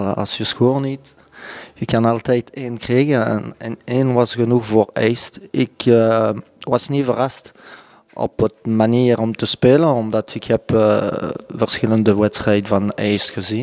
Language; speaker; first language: Dutch; non-native, local second language; French